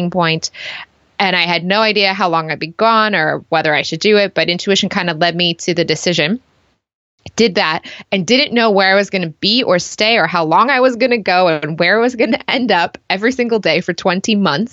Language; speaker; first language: English; native; English